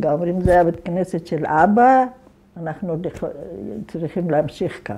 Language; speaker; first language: Hebrew; non-native, fluent; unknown